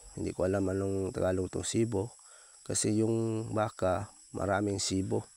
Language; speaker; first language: Filipino; non-native, local second language; Cebuano